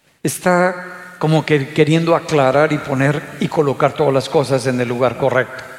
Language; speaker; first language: Spanish; native; Spanish